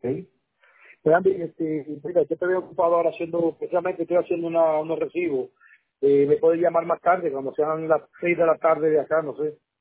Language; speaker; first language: Spanish; native; Spanish